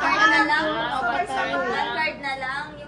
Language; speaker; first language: Filipino; native; Filipino